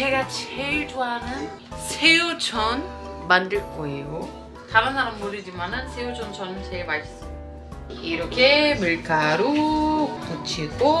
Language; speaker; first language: Korean; non-native, fluent; German